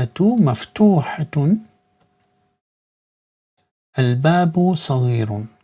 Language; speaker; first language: Arabic; non-native, fluent; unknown